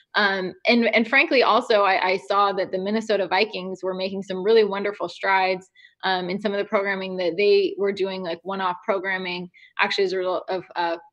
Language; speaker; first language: English; native; English